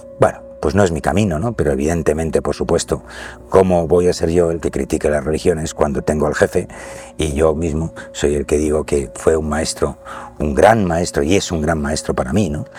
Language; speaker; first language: Spanish; native; Spanish